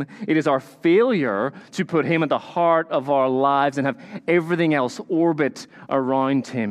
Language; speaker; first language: English; native; English